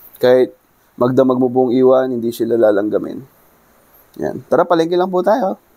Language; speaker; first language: Filipino; non-native, local second language; Pampanga